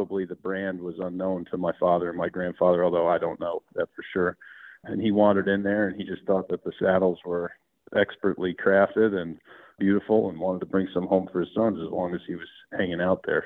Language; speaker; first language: English; native; English